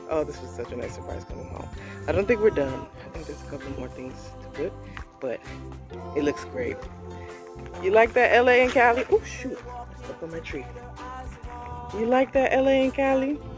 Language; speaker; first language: English; native; English